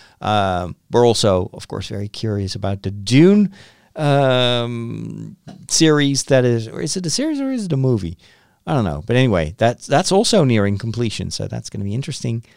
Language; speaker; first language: English; non-native, fluent; Dutch